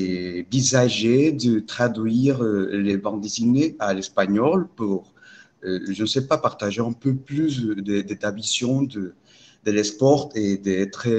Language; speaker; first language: French; non-native, learner; Spanish